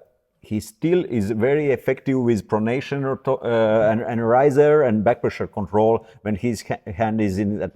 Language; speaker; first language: English; non-native, fluent; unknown